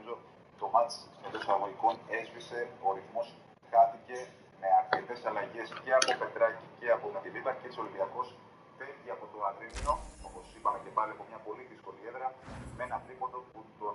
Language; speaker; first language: Greek; native; Greek